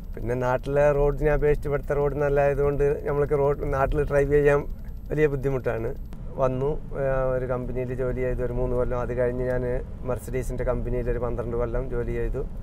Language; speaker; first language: Malayalam; native; Malayalam